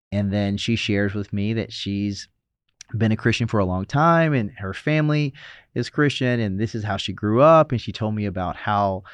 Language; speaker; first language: English; native; English